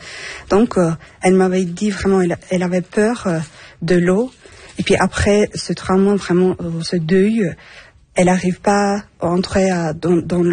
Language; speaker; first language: French; non-native, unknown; Turkish